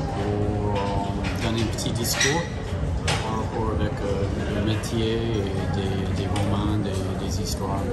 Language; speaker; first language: French; non-native, fluent; English